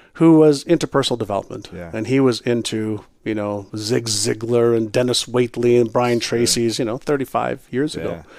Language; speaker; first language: English; non-native, fluent; Hebrew